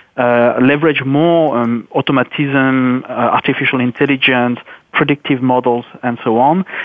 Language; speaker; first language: English; non-native, fluent; French